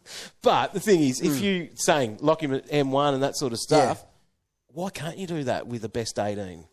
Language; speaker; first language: English; native; English